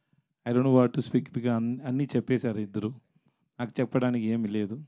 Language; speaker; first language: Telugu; non-native, learner; Tamil